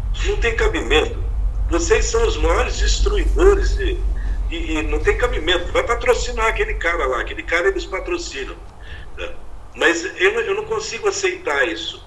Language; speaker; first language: Portuguese; native; Portuguese